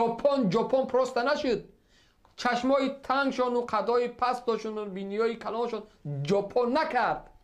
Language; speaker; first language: Persian; native; Persian